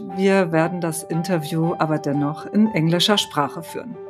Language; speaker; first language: German; native; German